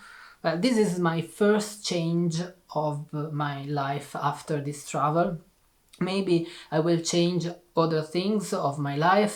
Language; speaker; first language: English; non-native, learner; Italian